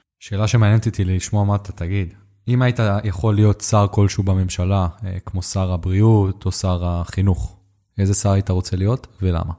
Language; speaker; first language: Hebrew; native; Hebrew